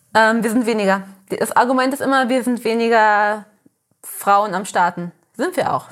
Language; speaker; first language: German; early bilingual, heritage; Portuguese